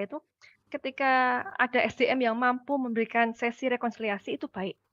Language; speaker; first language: Malay; native; Malay